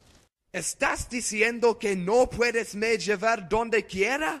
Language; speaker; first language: Spanish; non-native, learner; English